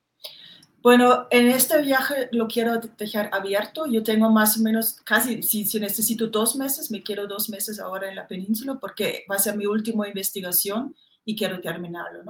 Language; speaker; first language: Spanish; non-native, fluent; German